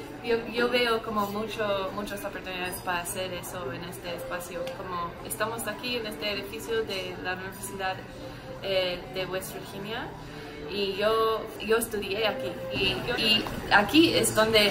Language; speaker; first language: Spanish; early bilingual, heritage; English